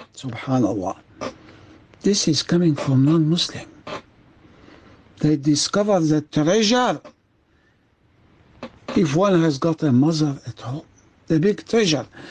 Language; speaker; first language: English; non-native, fluent; Arabic